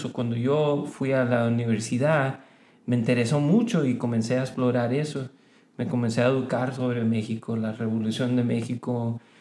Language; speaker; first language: Spanish; early bilingual, heritage; Spanish